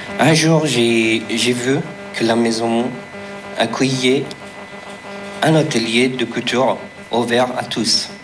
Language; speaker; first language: French; non-native, fluent; Persian